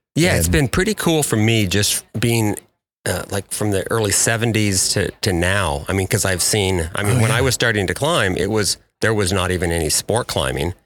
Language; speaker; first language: English; native; English